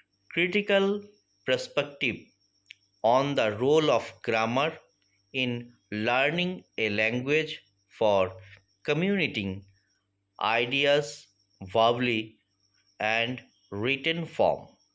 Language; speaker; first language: English; non-native, local second language; Bangla